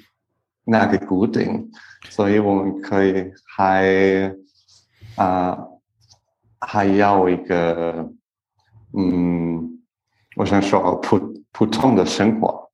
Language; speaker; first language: Chinese; non-native, learner; English